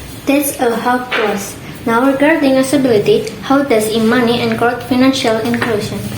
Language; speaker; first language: English; non-native, learner; Indonesian